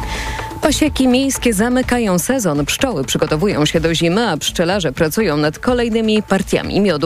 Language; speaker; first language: Polish; native; Polish